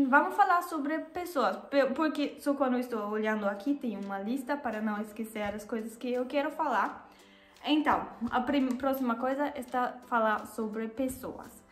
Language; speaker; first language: Portuguese; non-native, learner; German